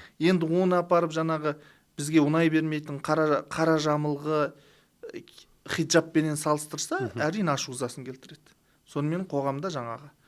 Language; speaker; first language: Kazakh; early bilingual, heritage; Kazakh